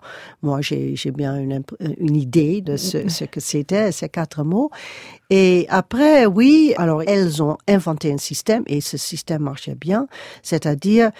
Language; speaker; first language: French; non-native, fluent; Dutch